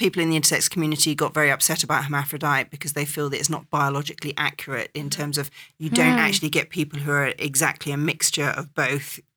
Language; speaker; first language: English; native; English